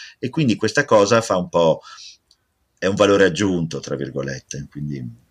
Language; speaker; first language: Italian; native; Italian